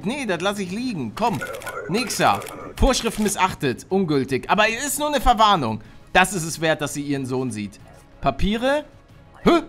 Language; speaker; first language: German; native; German